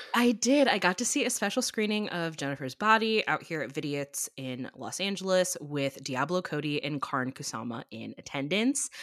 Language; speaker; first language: English; native; English